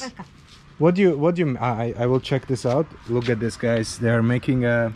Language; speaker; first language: English; non-native, fluent; Azerbaijani